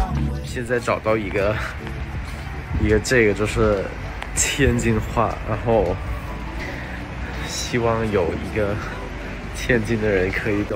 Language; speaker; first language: Chinese; non-native, fluent; Thai